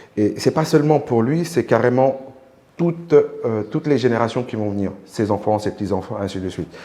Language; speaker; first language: French; non-native, local second language; Wolof